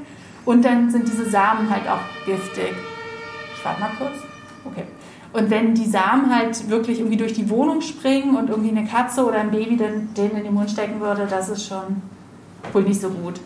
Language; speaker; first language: German; native; German